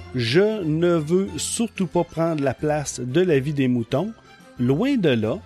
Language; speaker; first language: French; native; French